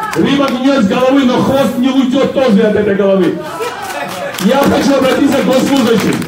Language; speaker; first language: Russian; non-native, local second language; Georgian